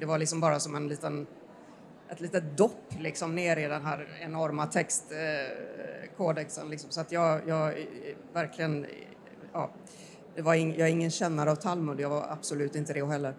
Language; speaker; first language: Swedish; native; Swedish